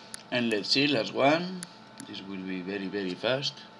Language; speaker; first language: English; non-native, learner; Spanish